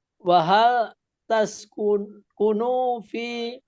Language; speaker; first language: Arabic; non-native, learner; Indonesian